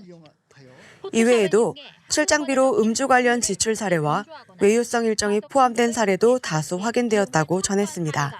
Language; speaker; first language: Korean; native; Korean